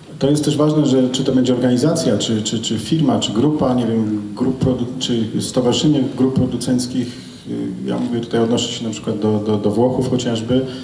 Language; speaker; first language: Polish; native; Polish